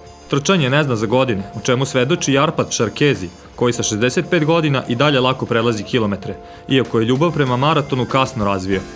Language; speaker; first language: Serbian; native; Serbian